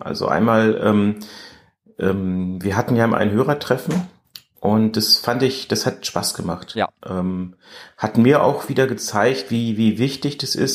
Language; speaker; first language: German; native; German